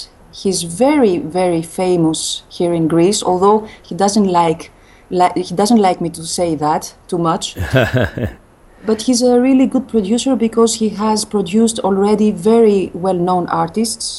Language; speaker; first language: English; non-native, fluent; Greek